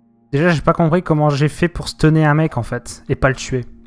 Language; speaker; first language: French; native; French